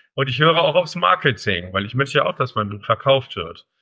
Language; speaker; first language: German; native; German